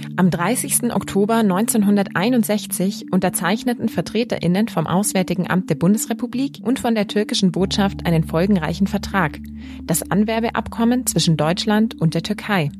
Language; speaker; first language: German; native; German